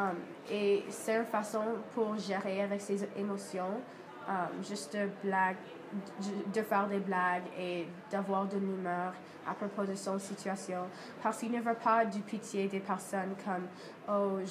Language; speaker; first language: French; non-native, learner; English